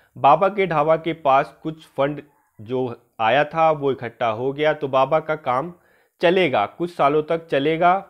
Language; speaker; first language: Hindi; native; Hindi